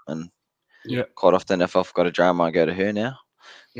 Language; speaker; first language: English; native; English